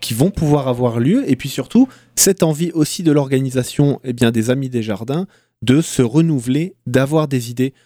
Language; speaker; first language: French; native; French